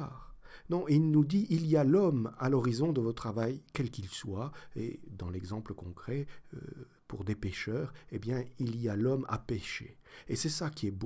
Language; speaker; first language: French; native; French